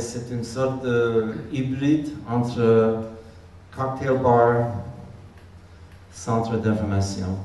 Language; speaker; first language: French; non-native, fluent; Hungarian